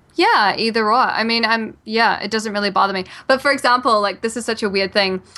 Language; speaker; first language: English; native; English